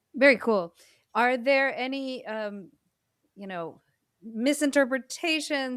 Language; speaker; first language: English; native; English